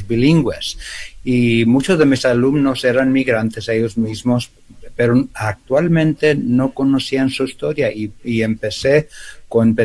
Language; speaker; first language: Spanish; early bilingual, heritage; Spanish